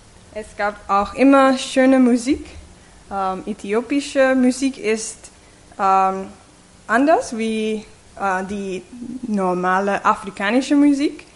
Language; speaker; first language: German; non-native, fluent; English